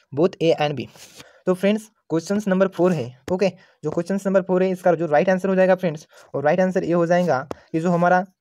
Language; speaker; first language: Hindi; non-native, local second language; Marathi